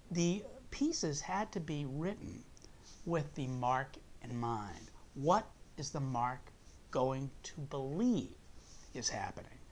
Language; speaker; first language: English; native; English